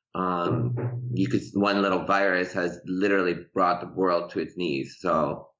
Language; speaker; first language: English; early bilingual, other home language; Persian